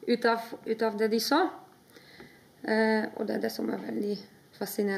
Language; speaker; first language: Norwegian; non-native, fluent; Polish